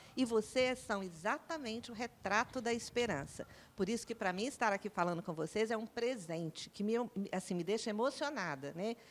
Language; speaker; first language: Portuguese; native; Portuguese